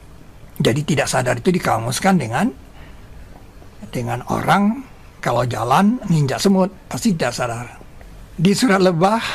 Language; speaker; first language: Indonesian; native; Indonesian